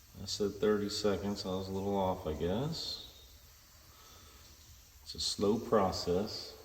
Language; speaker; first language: English; native; English